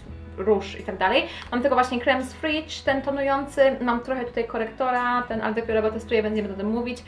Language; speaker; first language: Polish; native; Polish